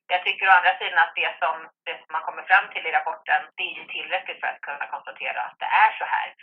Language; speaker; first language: Swedish; native; Swedish